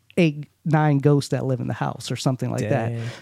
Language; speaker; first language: English; early bilingual, other home language; Urdu